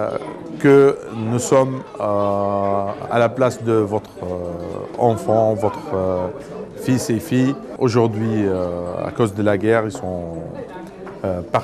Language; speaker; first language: French; non-native, learner; Arabic